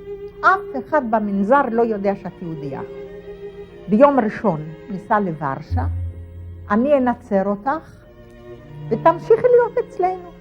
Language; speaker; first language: Hebrew; non-native, fluent; Polish